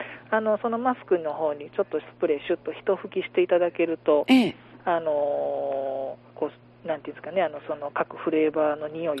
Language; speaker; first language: Japanese; native; Japanese